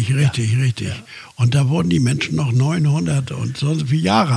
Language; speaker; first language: German; native; German